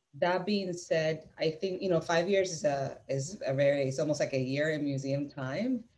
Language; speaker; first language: English; non-native, fluent; Spanish